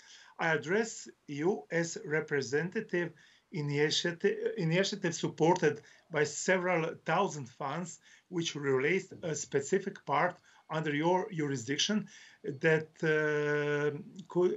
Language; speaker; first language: English; non-native, learner; Croatian